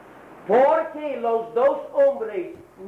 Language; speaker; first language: Spanish; non-native, learner; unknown